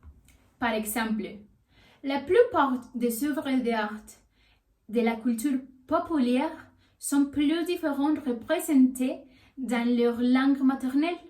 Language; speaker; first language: French; non-native, learner; Spanish